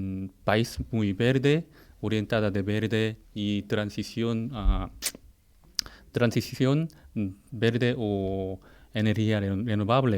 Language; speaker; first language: Spanish; non-native, fluent; Korean